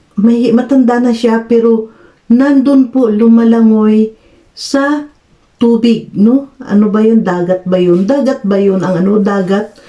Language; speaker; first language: Filipino; native; Filipino